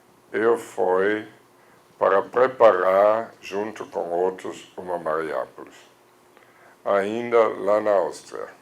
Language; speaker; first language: Portuguese; non-native, fluent; German